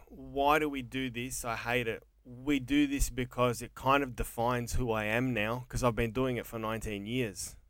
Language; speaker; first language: English; native; English